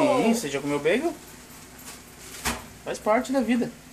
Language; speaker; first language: Portuguese; native; Portuguese